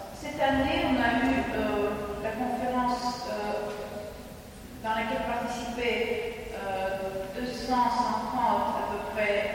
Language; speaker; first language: French; non-native, fluent; Russian